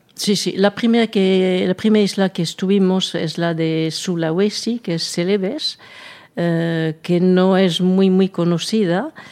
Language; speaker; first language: Spanish; non-native, fluent; French